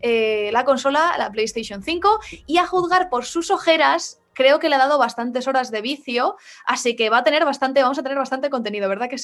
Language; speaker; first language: Spanish; native; Spanish